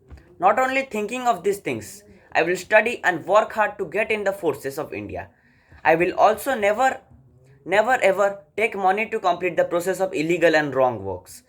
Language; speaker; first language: English; non-native, learner; Odia